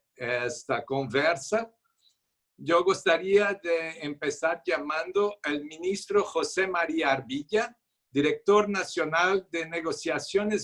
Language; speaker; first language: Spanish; non-native, fluent; Portuguese